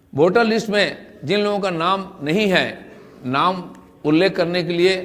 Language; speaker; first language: Hindi; non-native, local second language; Bangla